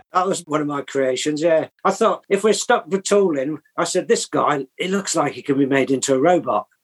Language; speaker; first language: English; native; English